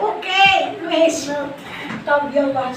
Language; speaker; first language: Arabic; native; Arabic